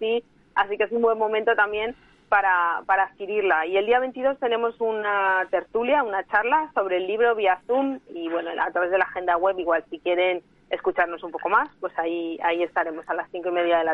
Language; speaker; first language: Spanish; native; Spanish